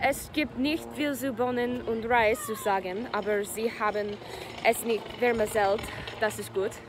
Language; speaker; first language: German; non-native, learner; English